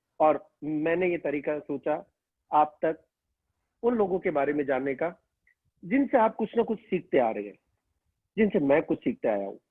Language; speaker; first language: Hindi; native; Hindi